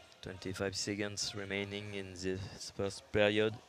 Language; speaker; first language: English; non-native, learner; French